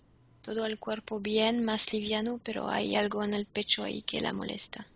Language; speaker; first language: Spanish; non-native, fluent; French